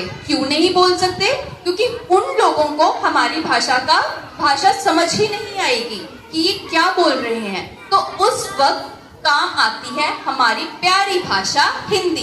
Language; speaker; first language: Hindi; native; Hindi